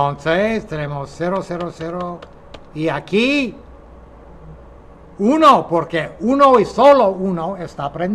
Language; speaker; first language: Spanish; non-native, fluent; English